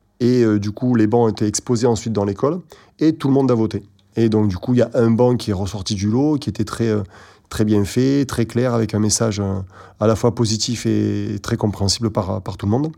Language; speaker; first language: French; native; French